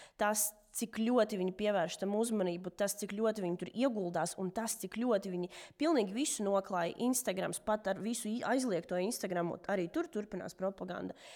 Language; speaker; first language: Latvian; non-native, local second language; Russian